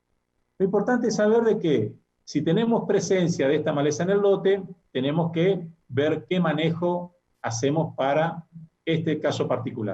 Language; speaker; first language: Spanish; native; Spanish